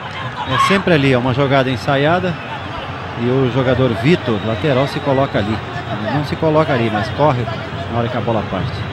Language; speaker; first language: Portuguese; native; Portuguese